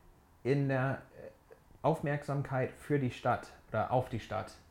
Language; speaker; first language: German; non-native, fluent; English